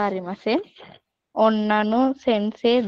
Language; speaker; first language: Japanese; non-native, learner; Sinhala